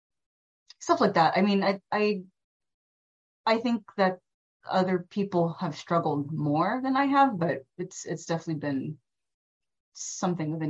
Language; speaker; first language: English; early bilingual, other home language; Filipino